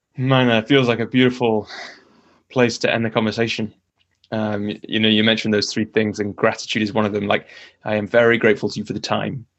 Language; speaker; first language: English; native; English